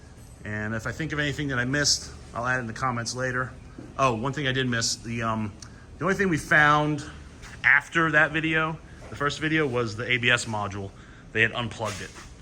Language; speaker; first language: English; native; English